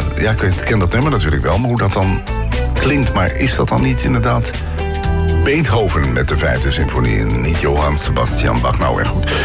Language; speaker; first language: Dutch; native; Dutch